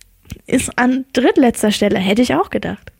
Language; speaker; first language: German; native; German